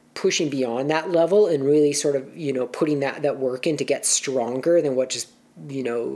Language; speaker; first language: English; native; English